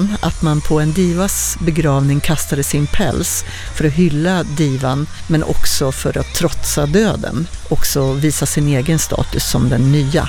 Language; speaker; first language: Swedish; native; Swedish